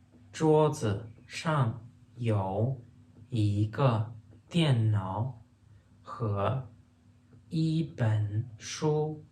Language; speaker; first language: Chinese; non-native, fluent; Turkmen